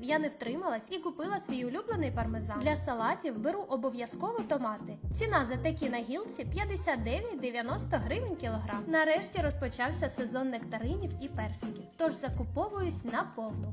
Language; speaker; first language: Ukrainian; native; Ukrainian